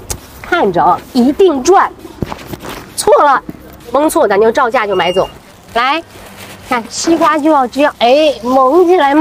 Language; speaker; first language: Chinese; native; Chinese